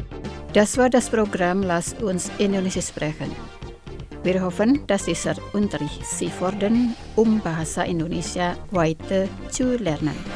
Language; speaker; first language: German; non-native, fluent; Indonesian